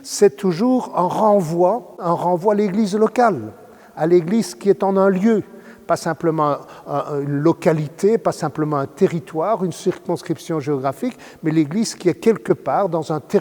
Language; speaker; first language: French; native; French